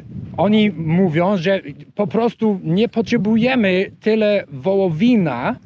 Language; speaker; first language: Polish; non-native, learner; English